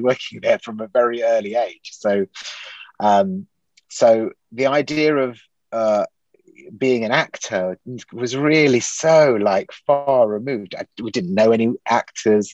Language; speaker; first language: English; native; English